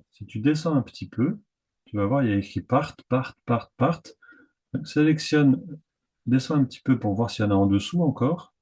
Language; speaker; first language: French; native; French